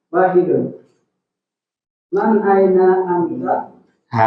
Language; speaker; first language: Arabic; non-native, learner; Indonesian